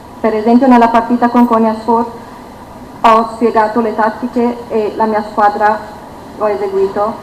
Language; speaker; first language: Italian; non-native, fluent; Turkish